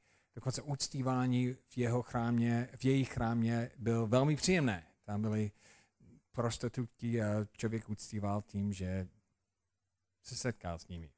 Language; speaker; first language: Czech; non-native, fluent; English